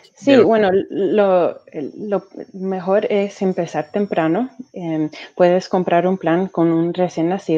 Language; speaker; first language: Spanish; early bilingual, heritage; Spanish